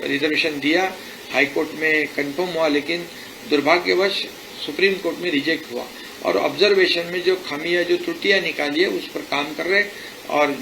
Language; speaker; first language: Hindi; non-native, local second language; Marathi